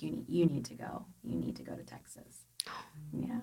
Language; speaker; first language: English; early bilingual, other home language; Spanish